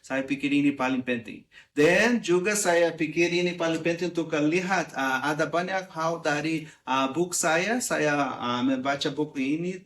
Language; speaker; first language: Indonesian; non-native, learner; Portuguese